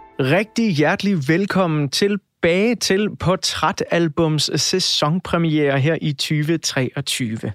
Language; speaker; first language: Danish; native; Danish